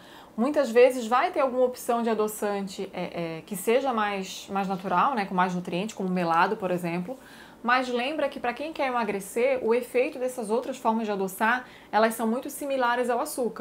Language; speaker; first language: Portuguese; native; Portuguese